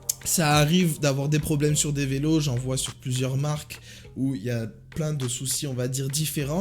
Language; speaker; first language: French; native; French